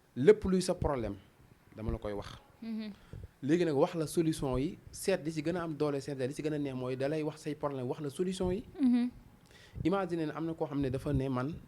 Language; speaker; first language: Wolof; non-native, local second language; Fula